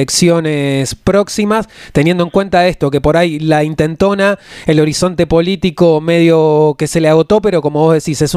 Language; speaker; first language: Spanish; native; Spanish